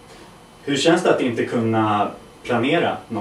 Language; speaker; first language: Swedish; native; Swedish